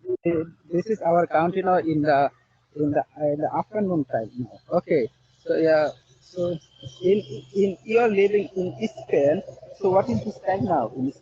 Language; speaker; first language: English; non-native, learner; Bangla